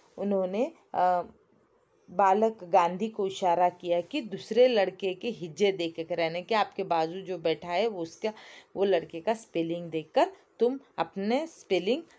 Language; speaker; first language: Hindi; non-native, local second language; Kannada